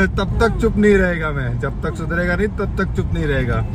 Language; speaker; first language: Hindi; native; Hindi